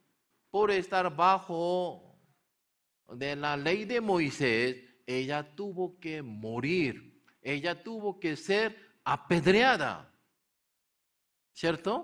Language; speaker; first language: Spanish; non-native, learner; Korean